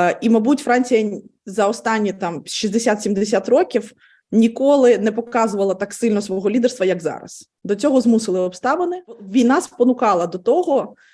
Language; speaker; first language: Ukrainian; native; Ukrainian